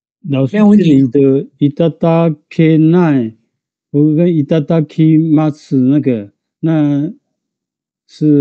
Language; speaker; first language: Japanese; non-native, learner; Chinese